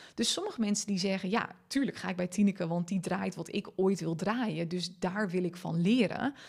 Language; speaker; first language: Dutch; non-native, local second language; Western Frisian